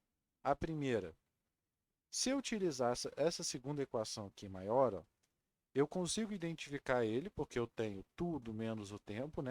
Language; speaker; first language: Portuguese; native; Portuguese